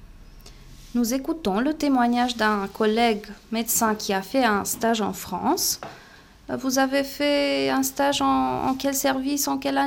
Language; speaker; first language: French; non-native, fluent; Romanian